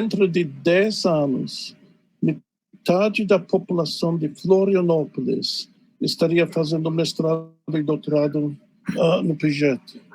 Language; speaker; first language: Portuguese; non-native, fluent; English